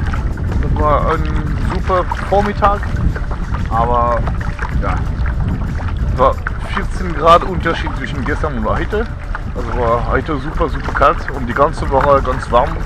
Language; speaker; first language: German; non-native, fluent; French